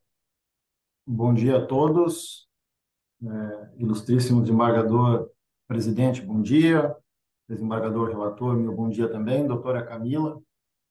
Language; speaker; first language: Portuguese; native; Portuguese